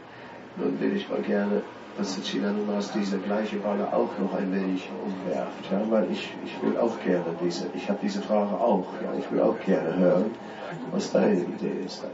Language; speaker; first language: German; non-native, fluent; Dutch